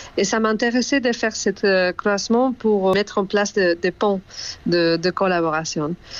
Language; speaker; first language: French; non-native, fluent; Spanish